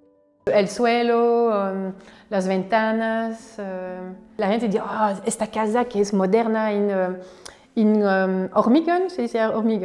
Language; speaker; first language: Spanish; non-native, fluent; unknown